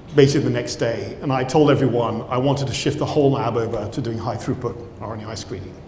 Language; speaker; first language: English; native; English